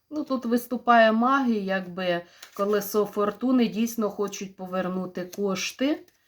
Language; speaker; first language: Ukrainian; non-native, local second language; Russian